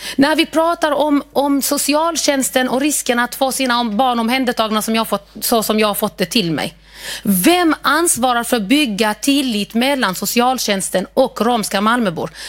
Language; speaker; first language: Swedish; non-native, fluent; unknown